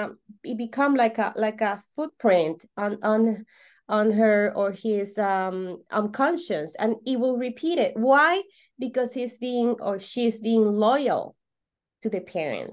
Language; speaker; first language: English; non-native, fluent; Spanish